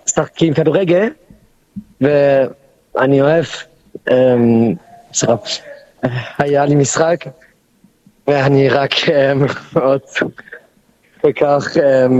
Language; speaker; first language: Hebrew; non-native, learner; German